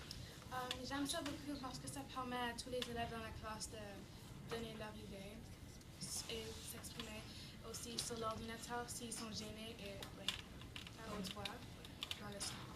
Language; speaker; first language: French; non-native, fluent; English